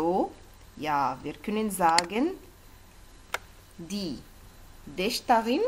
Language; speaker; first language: German; non-native, learner; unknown